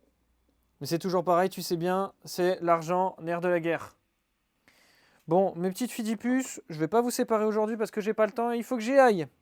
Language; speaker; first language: French; native; French